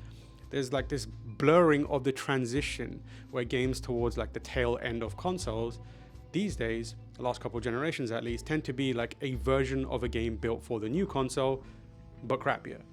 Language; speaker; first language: English; native; English